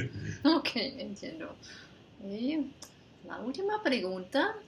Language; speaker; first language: Spanish; non-native, fluent; Portuguese